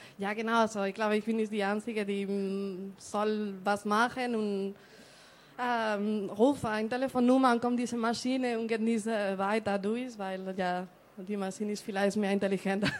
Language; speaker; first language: German; non-native, learner; Spanish